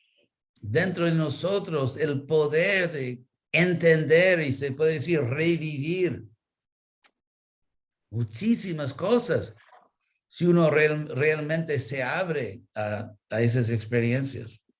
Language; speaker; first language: Spanish; non-native, fluent; English